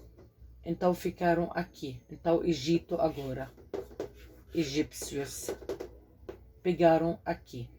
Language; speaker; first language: Portuguese; non-native, fluent; Arabic